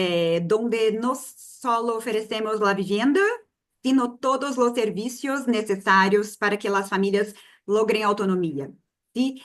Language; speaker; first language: Spanish; non-native, fluent; Portuguese